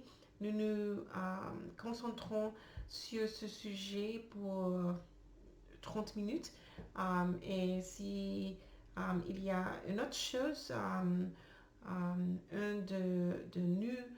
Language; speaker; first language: French; non-native, learner; English